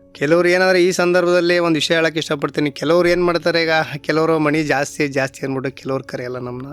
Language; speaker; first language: Kannada; native; Kannada